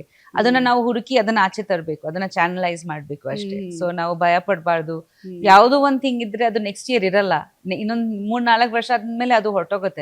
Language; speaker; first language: Kannada; non-native, local second language; Bangla